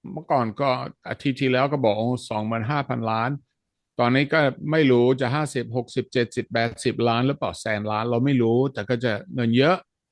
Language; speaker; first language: Thai; non-native, fluent; Dutch